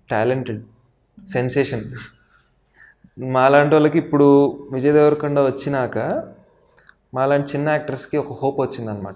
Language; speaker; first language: Telugu; native; Telugu